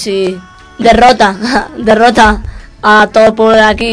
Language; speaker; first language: Spanish; early bilingual, other home language; Arabic